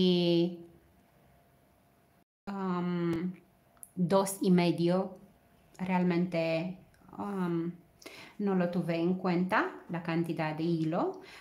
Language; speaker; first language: Spanish; non-native, fluent; Romanian